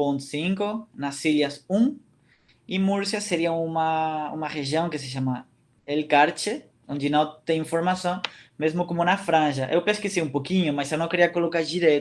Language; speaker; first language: Portuguese; non-native, fluent; Catalan